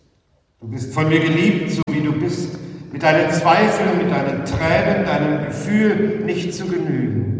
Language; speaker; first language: German; native; German